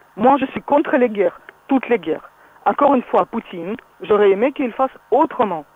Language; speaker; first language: French; non-native, fluent; Russian